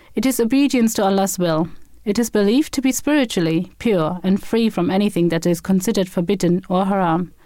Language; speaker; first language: English; non-native, fluent; German